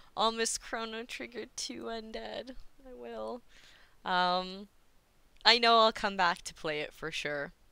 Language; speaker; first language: English; native; English